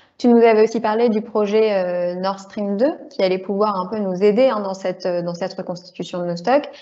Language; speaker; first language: French; native; French